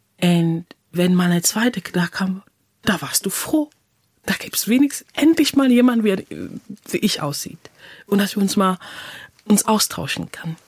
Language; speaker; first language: German; non-native, fluent; English